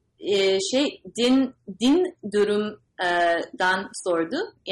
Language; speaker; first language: Turkish; non-native, learner; English